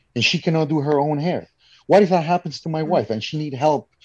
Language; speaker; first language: English; non-native, fluent; Spanish